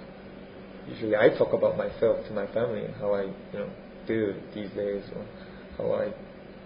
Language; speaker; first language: English; non-native, fluent; Korean